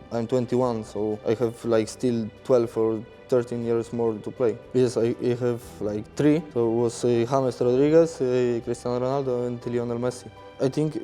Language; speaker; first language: English; non-native, fluent; Polish